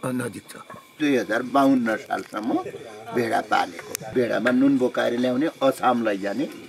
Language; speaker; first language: Nepali; native; Nepali